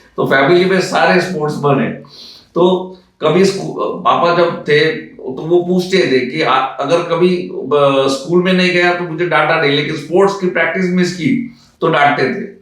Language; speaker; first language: Hindi; non-native, local second language; Marathi